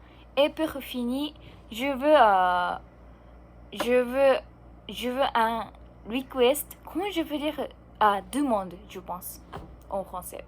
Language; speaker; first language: French; non-native, learner; Japanese